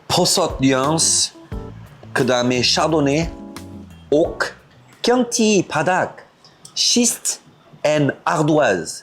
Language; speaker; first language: Korean; non-native, fluent; French